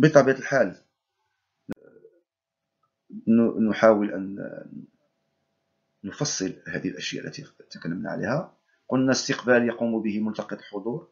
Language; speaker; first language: Arabic; native; Arabic